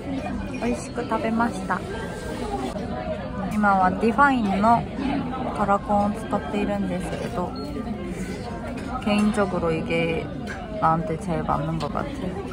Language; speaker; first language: Japanese; non-native, fluent; Korean